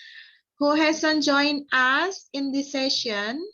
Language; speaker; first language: English; non-native, fluent; Indonesian